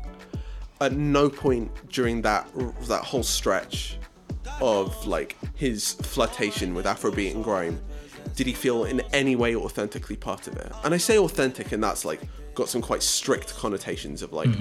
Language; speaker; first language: English; native; English